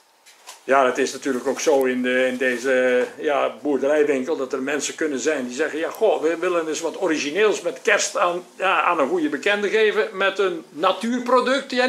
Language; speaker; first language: Dutch; native; Dutch